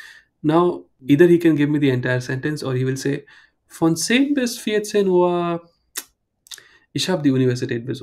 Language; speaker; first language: German; non-native, fluent; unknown